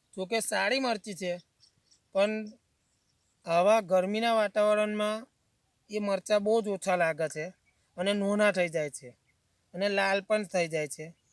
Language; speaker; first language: Gujarati; native; Gujarati